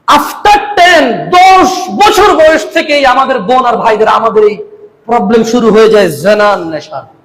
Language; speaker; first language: Bangla; early bilingual, heritage; Bangla